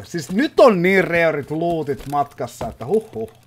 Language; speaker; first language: Finnish; native; Finnish